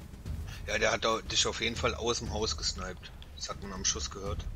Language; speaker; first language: German; native; German